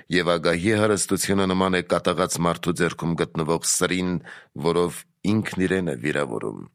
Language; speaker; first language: Armenian; native; Armenian